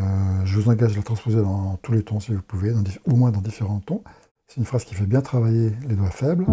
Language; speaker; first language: French; native; French